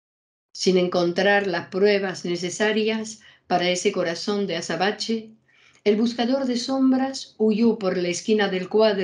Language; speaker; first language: Spanish; native; Spanish